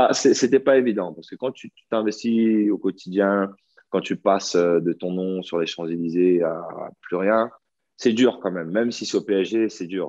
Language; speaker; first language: French; native; French